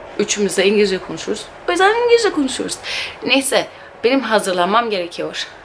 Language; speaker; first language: Turkish; early bilingual, heritage; Turkish